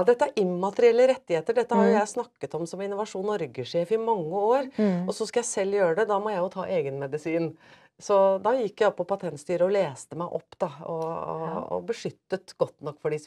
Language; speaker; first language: Norwegian; native; Norwegian